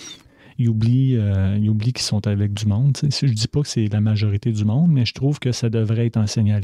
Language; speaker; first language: French; native; French